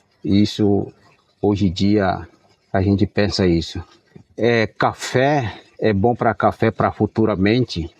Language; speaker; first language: Portuguese; non-native, local second language; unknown